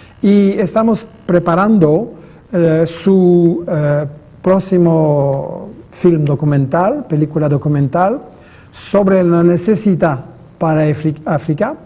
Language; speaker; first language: Spanish; non-native, fluent; French